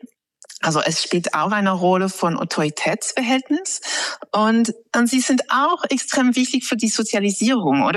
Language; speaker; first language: German; non-native, fluent; English